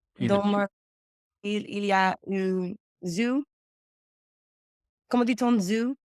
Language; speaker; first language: French; non-native, learner; English